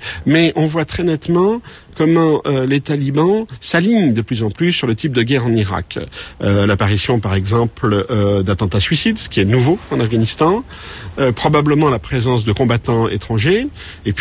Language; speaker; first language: French; native; French